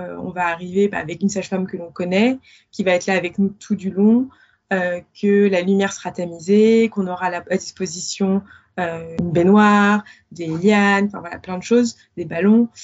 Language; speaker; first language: French; native; French